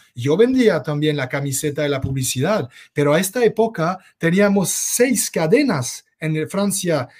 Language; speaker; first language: Spanish; non-native, fluent; French